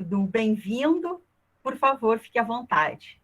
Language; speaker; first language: Portuguese; native; Portuguese